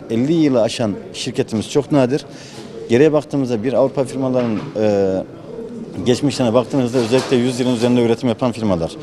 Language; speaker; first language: Turkish; native; Turkish